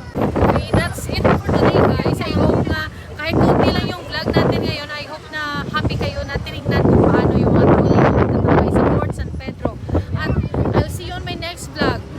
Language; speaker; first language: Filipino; non-native, local second language; Hiligaynon